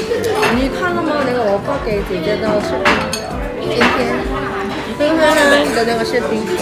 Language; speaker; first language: Chinese; non-native, fluent; Korean